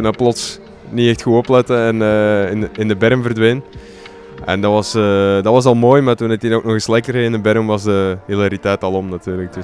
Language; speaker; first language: Dutch; native; Dutch